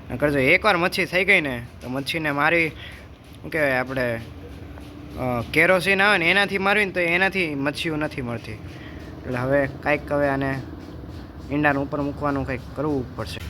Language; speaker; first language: Gujarati; native; Gujarati